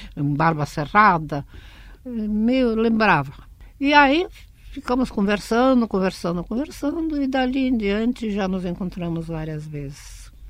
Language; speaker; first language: Portuguese; early bilingual, other home language; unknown